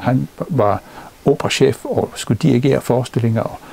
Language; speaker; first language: Danish; non-native, fluent; English